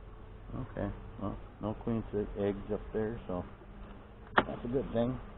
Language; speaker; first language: English; native; English